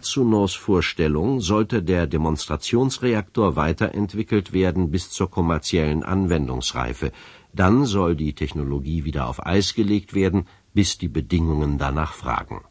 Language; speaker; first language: German; native; German